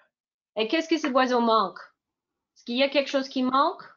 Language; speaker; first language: French; non-native, fluent; English